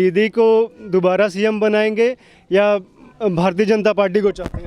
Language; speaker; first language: Hindi; native; Hindi